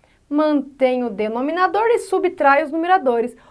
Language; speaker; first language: Portuguese; native; Portuguese